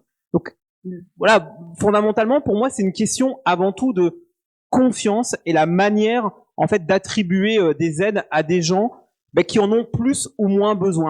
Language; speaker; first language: French; native; French